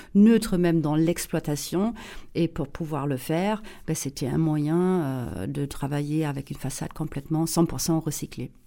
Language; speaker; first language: French; non-native, fluent; German